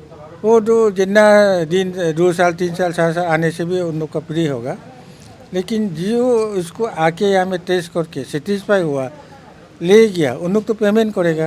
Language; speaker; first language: Hindi; non-native, local second language; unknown